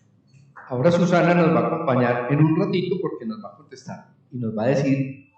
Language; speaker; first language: Spanish; native; Spanish